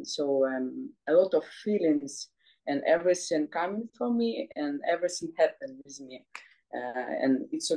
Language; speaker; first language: English; non-native, learner; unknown